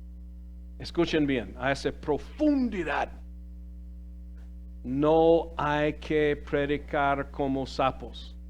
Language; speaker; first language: Spanish; non-native, fluent; English